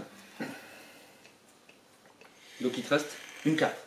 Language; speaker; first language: French; native; French